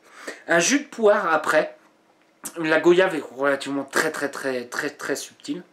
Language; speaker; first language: French; native; French